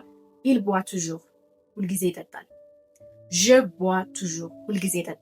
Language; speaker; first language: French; non-native, fluent; Amharic